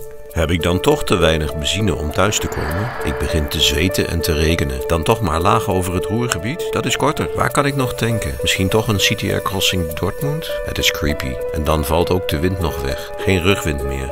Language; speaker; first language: Dutch; native; Dutch